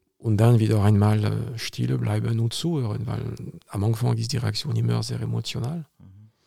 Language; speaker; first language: German; non-native, fluent; French